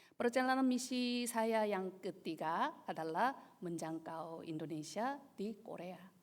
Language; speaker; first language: Indonesian; non-native, fluent; Korean